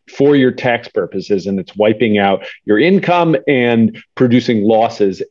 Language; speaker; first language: English; native; English